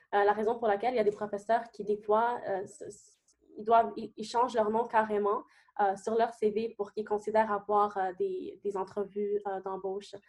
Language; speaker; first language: French; early bilingual, other home language; Arabic